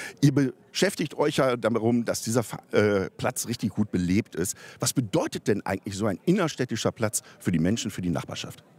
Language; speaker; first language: German; native; German